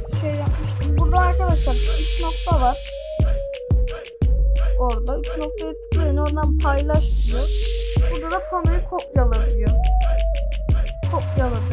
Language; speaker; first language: Turkish; native; Turkish